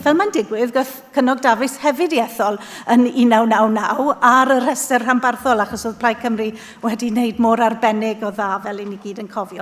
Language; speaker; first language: Welsh; native; Welsh